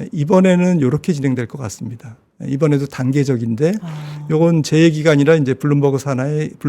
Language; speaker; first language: Korean; native; Korean